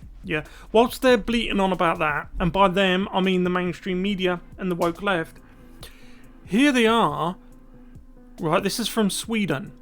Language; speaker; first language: English; native; English